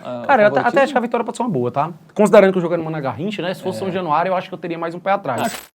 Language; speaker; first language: Portuguese; native; Portuguese